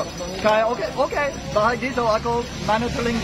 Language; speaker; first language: Filipino; non-native, learner; English